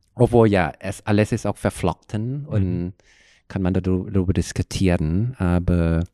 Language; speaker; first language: German; non-native, fluent; Thai